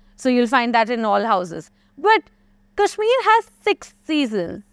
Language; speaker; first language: English; non-native, local second language; Kashmiri